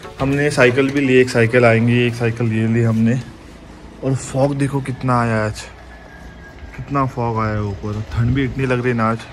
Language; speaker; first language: Hindi; non-native, local second language; Marathi